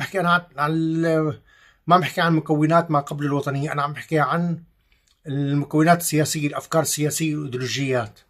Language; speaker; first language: Arabic; native; Arabic